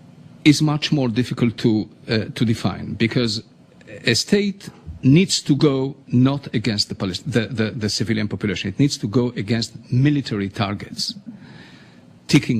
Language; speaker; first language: English; non-native, fluent; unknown